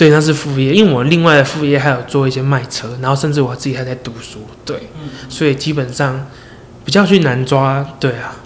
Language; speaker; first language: Chinese; native; Chinese